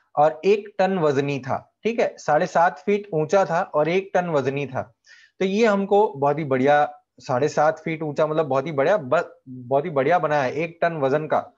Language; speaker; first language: Hindi; non-native, local second language; Gujarati